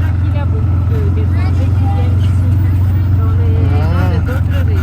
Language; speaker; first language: French; non-native, local second language; Malagasy